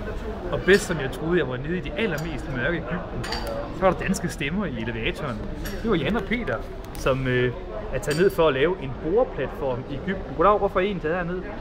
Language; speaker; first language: Danish; native; Danish